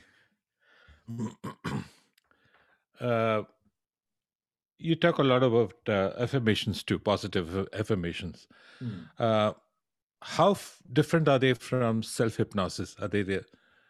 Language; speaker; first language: English; non-native, local second language; Tamil